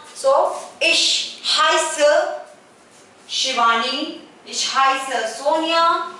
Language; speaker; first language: German; non-native, fluent; Hindi